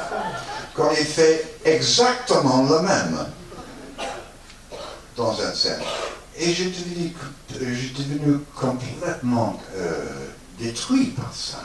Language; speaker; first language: French; non-native, learner; English